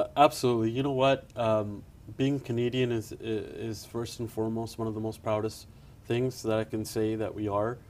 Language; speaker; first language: English; early bilingual, other home language; Punjabi